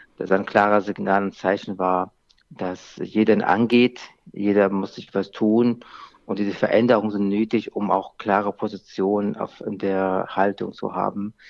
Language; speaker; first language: German; non-native, fluent; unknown